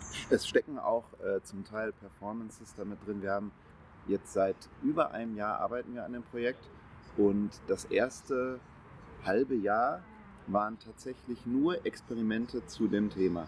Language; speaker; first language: German; native; German